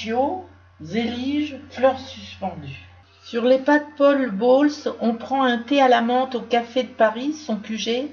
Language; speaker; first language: French; native; French